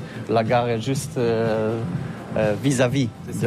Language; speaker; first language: French; non-native, learner; Polish